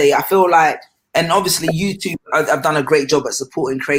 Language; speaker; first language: English; native; English